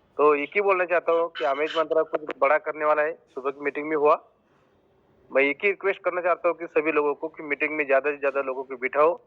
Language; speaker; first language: Hindi; non-native, local second language; Marathi